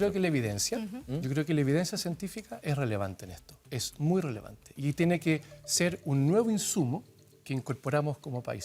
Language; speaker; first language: Spanish; native; Spanish